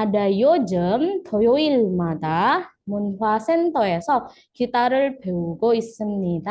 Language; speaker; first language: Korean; non-native, fluent; Indonesian